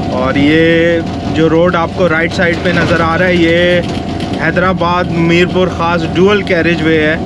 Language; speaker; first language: Urdu; native; Urdu